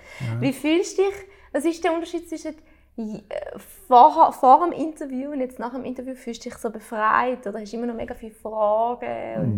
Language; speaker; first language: German; early bilingual, other home language; Albanian